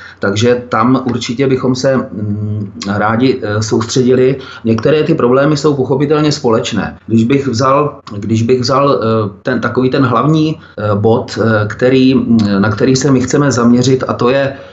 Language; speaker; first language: Czech; native; Czech